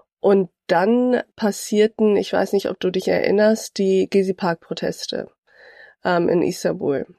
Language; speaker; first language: German; early bilingual, other home language; Turkish